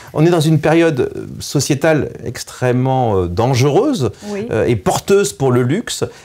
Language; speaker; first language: French; native; French